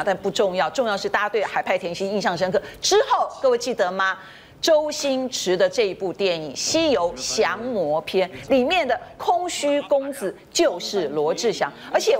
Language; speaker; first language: Chinese; native; Chinese